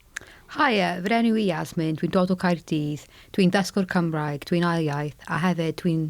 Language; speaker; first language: Welsh; non-native, local second language; English